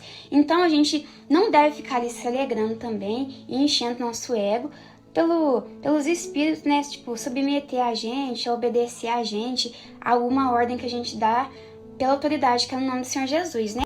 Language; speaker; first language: Portuguese; native; Portuguese